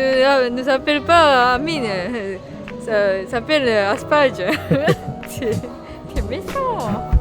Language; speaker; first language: French; non-native, learner; Japanese